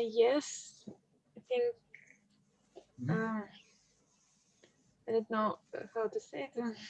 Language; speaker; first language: English; non-native, learner; Russian